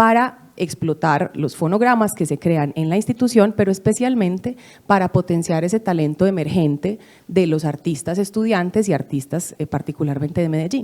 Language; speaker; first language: Spanish; native; Spanish